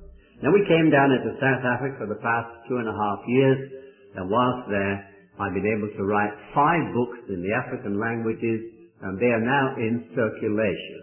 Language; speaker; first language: English; native; English